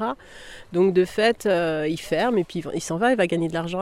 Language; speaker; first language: French; native; French